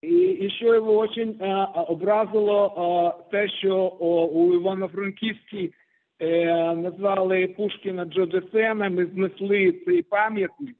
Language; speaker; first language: Ukrainian; non-native, local second language; Russian